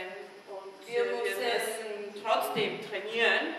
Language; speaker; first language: German; non-native, fluent; English